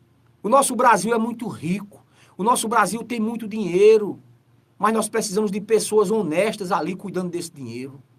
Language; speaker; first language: Portuguese; native; Portuguese